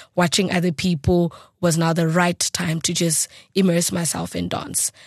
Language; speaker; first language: English; non-native, local second language; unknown